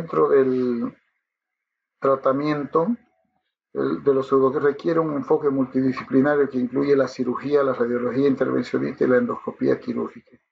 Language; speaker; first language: Spanish; native; Spanish